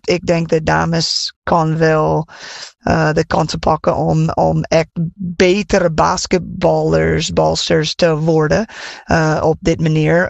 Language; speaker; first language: Dutch; non-native, fluent; English